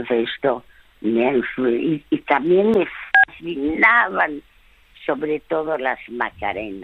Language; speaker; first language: Spanish; non-native, fluent; French